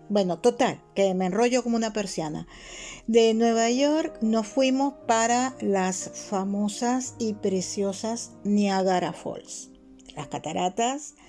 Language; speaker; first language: Spanish; native; Spanish